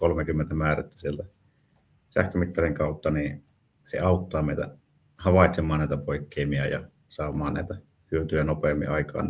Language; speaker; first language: Finnish; native; Finnish